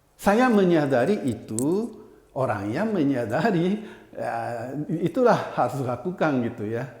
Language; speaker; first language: Indonesian; non-native, fluent; Japanese